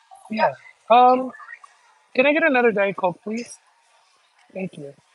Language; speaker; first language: English; early bilingual, other home language; Spanish